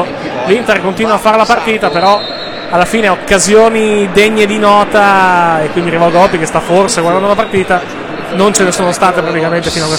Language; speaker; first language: Italian; native; Italian